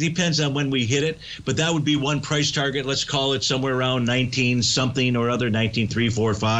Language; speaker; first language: English; native; English